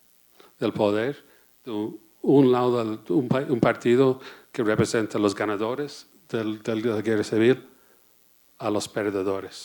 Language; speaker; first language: Spanish; non-native, fluent; English